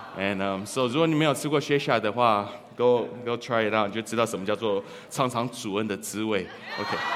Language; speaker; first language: Chinese; early bilingual, heritage; Chinese